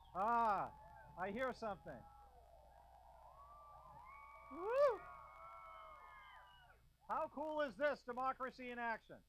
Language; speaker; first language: English; native; English